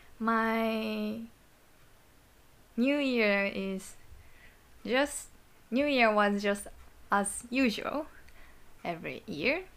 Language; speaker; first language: English; non-native, learner; Japanese